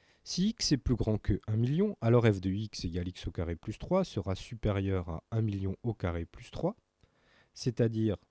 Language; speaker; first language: French; native; French